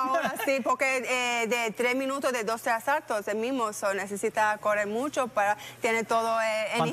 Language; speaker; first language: Spanish; early bilingual, heritage; Spanish